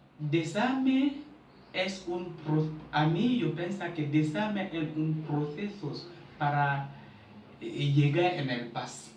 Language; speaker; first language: Spanish; non-native, learner; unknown